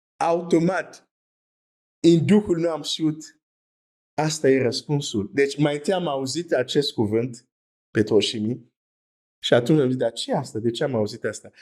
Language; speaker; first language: Romanian; non-native, fluent; French